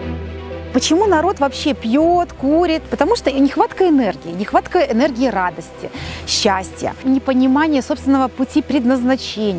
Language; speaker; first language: Russian; native; Russian